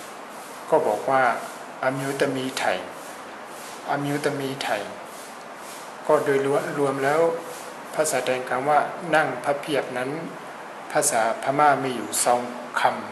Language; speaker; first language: Thai; non-native, fluent; Burmese